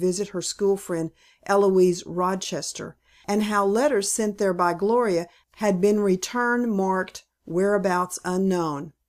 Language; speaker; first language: English; native; English